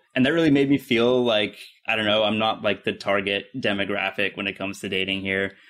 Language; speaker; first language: English; native; English